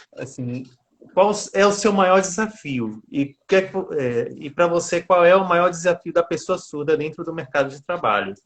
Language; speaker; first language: Portuguese; native; Portuguese